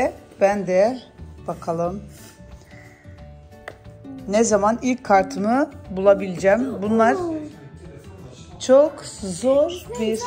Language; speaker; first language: Turkish; early bilingual, heritage; Turkish